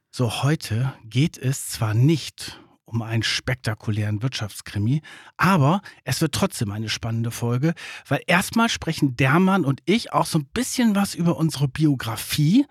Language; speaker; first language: German; early bilingual, other home language; Turkish